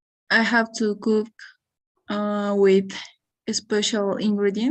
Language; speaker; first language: English; non-native, learner; Spanish